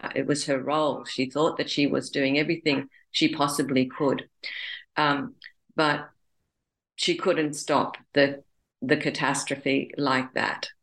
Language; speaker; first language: English; native; English